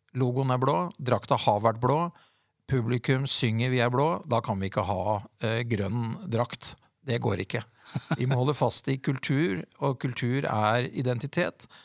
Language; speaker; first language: Norwegian; native; Norwegian